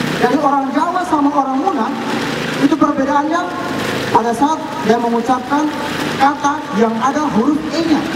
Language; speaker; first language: Indonesian; non-native, local second language; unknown